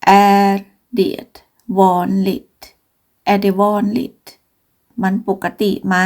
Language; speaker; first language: Swedish; non-native, fluent; Thai